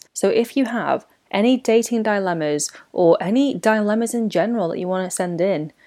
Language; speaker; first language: English; native; English